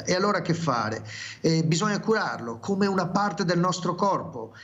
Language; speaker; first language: Italian; native; Italian